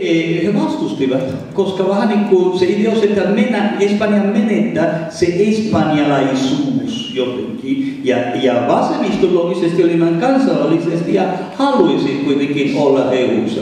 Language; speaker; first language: Finnish; non-native, fluent; Spanish